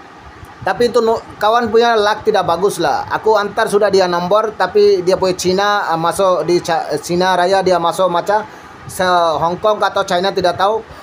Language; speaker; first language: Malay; non-native, learner; Bangla